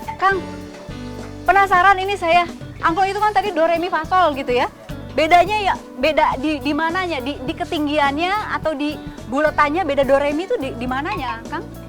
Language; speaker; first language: Indonesian; native; Indonesian